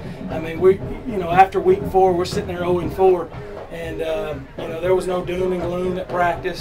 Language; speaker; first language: English; native; English